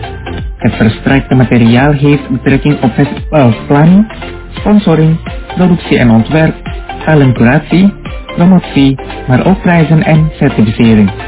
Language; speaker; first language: Dutch; non-native, fluent; Indonesian